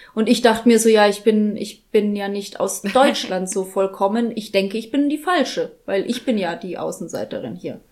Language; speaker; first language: German; early bilingual, other home language; Polish